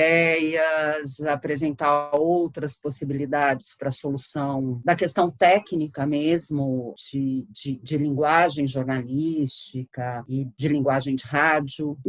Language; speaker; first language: Portuguese; native; Portuguese